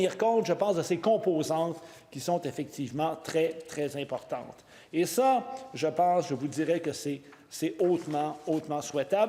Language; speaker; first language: French; native; French